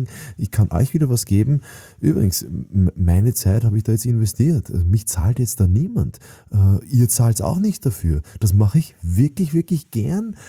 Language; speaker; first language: German; native; German